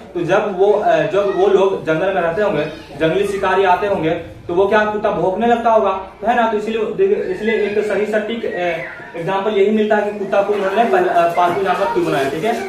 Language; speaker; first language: Hindi; native; Hindi